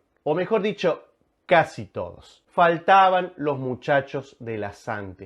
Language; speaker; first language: Spanish; native; Spanish